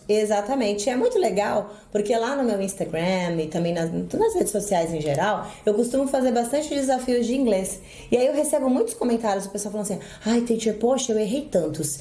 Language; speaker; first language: Portuguese; native; Portuguese